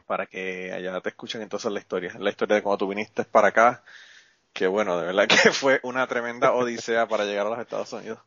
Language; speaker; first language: Spanish; native; Spanish